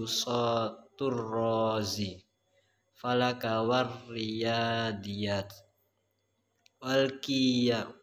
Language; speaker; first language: Arabic; non-native, learner; Indonesian